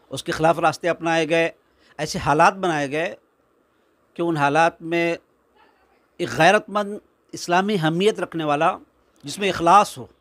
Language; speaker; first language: Hindi; native; Hindi